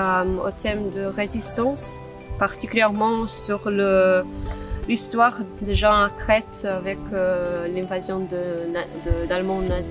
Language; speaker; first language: French; non-native, fluent; Maltese